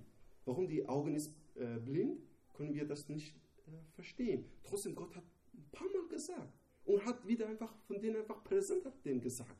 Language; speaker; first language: German; non-native, learner; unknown